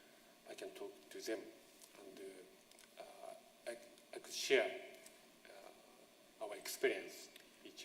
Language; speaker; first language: English; non-native, learner; Japanese